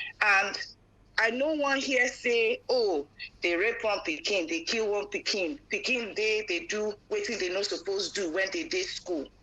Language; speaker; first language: Nigerian Pidgin; non-native, local second language; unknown